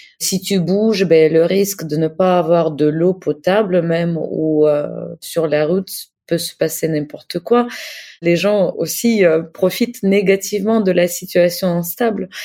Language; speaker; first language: French; non-native, fluent; Ukrainian